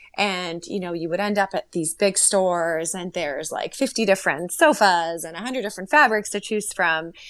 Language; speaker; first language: English; early bilingual, other home language; Slovak